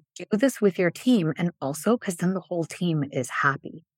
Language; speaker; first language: English; early bilingual, other home language; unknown